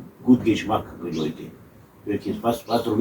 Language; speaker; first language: German; non-native, learner; Romanian